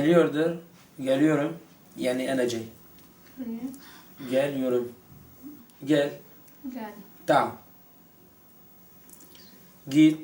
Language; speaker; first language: Turkish; non-native, learner; Arabic